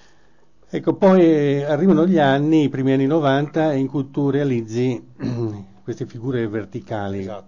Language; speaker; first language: Italian; native; Italian